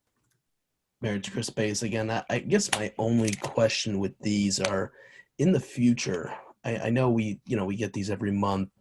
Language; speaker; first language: English; native; English